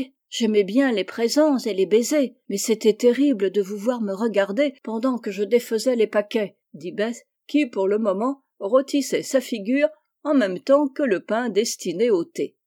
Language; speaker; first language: French; native; French